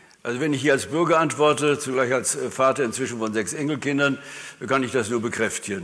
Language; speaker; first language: German; native; German